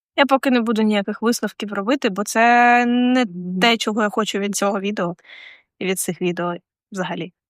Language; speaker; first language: Ukrainian; non-native, local second language; Russian